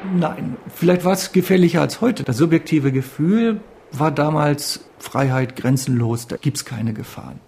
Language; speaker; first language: German; native; German